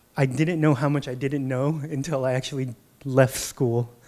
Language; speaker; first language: English; native; English